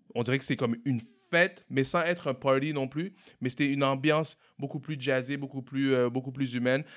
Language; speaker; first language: French; native; French